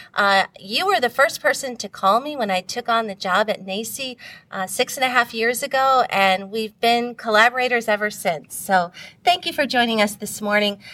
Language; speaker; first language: English; native; English